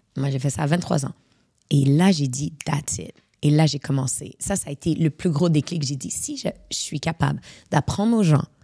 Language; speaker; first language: French; native; French